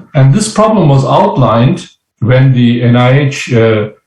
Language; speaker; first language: English; non-native, fluent; Turkish